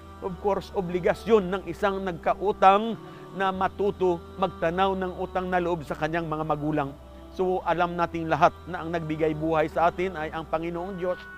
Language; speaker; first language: Filipino; non-native, local second language; Hiligaynon